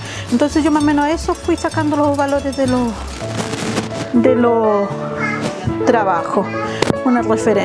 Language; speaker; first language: Spanish; native; Spanish